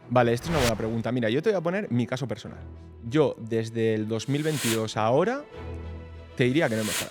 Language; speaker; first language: Spanish; native; Spanish